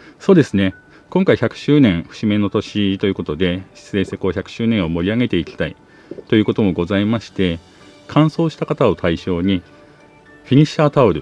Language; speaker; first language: Japanese; native; Japanese